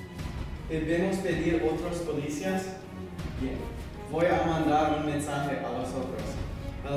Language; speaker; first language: Spanish; non-native, learner; English